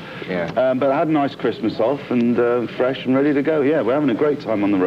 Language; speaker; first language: English; native; English